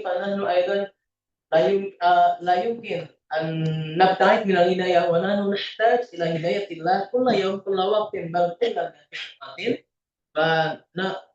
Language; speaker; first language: Arabic; non-native, fluent; Indonesian